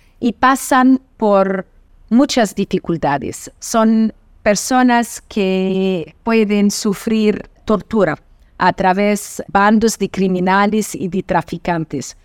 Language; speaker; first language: Spanish; non-native, fluent; Portuguese